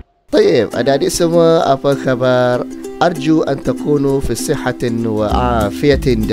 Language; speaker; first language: Arabic; non-native, fluent; Malay